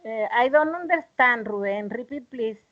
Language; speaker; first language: English; non-native, learner; Spanish